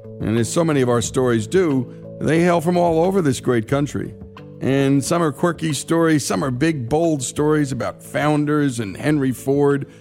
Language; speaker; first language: English; native; English